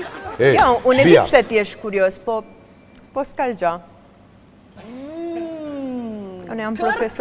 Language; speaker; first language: Albanian; early bilingual, heritage; Albanian